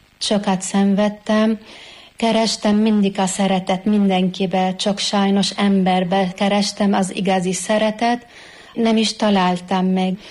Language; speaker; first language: Hungarian; non-native, fluent; Arabic